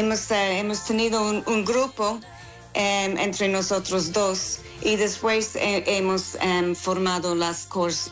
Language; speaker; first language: Spanish; non-native, fluent; English